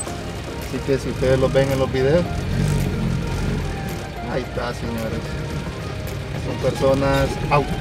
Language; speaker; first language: Spanish; native; Spanish